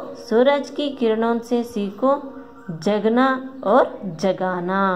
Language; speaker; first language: Hindi; non-native, local second language; Kannada